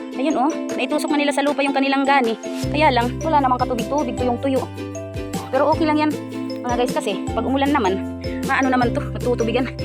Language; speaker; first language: Filipino; non-native, local second language; Waray